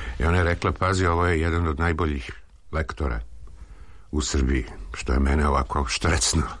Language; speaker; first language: Serbian; native; Serbian